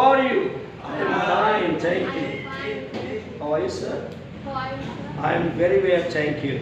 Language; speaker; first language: English; non-native, fluent; Indonesian